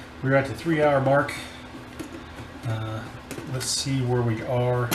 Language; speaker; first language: English; native; English